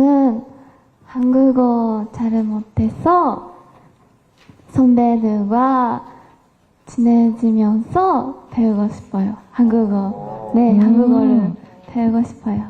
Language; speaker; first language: Korean; non-native, learner; Japanese